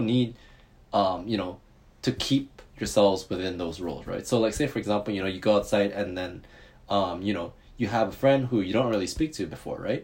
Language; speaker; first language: English; early bilingual, other home language; Japanese